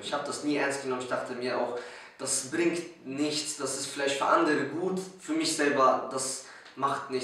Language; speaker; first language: German; early bilingual, other home language; Polish